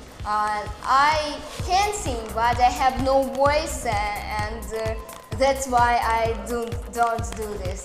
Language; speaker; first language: English; non-native, learner; Russian